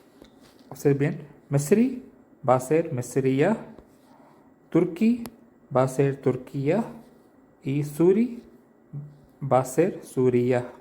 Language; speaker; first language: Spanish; non-native, learner; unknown